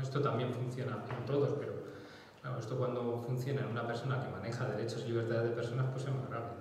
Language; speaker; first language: Spanish; native; Spanish